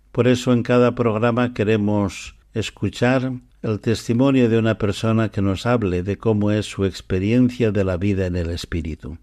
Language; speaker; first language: Spanish; native; Spanish